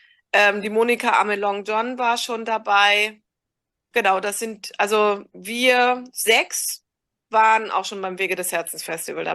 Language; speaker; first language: German; native; German